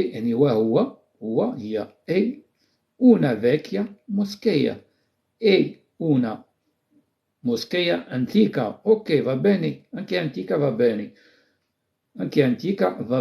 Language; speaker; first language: Italian; non-native, fluent; Arabic